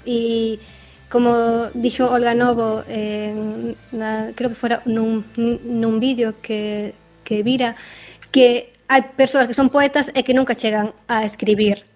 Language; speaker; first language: Galician; native; Galician